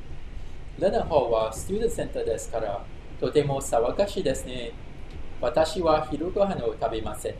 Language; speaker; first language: Japanese; non-native, learner; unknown